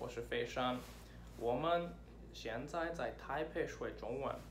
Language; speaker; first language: Chinese; non-native, learner; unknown